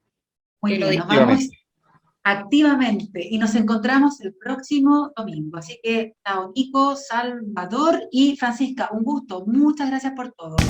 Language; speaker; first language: Spanish; native; Spanish